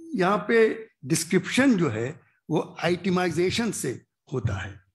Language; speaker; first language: Hindi; native; Hindi